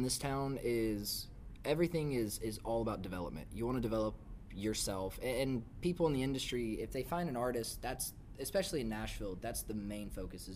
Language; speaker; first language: English; native; English